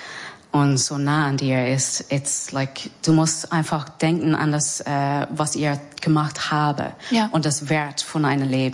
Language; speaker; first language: German; non-native, learner; English